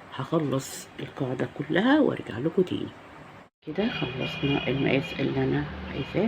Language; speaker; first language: Arabic; native; Arabic